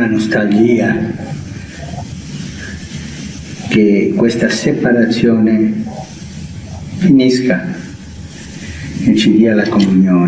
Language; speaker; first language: Italian; early bilingual, heritage; Spanish